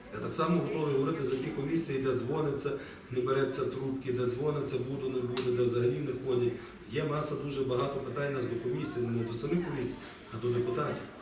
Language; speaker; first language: Ukrainian; native; Ukrainian